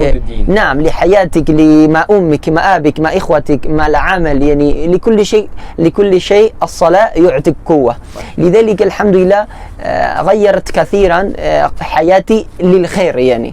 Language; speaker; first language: Arabic; non-native, learner; Spanish